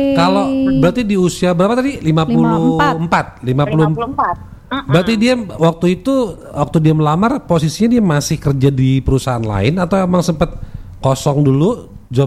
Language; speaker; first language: Indonesian; native; Indonesian